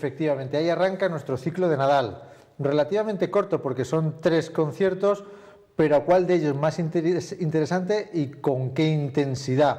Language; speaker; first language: Spanish; native; Spanish